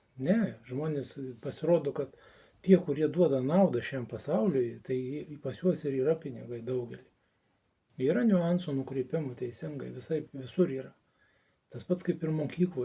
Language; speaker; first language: Lithuanian; native; Lithuanian